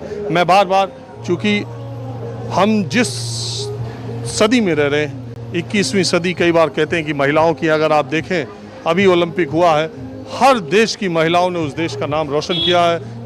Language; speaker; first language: Hindi; native; Hindi